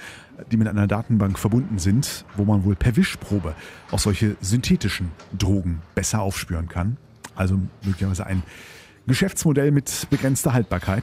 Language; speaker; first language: German; native; German